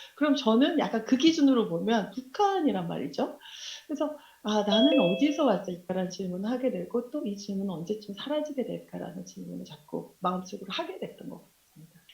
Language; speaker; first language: Korean; native; Korean